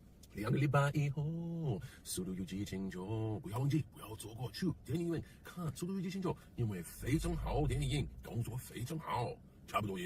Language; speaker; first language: Chinese; non-native, learner; English